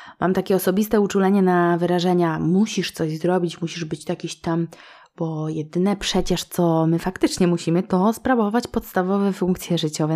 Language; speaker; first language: Polish; native; Polish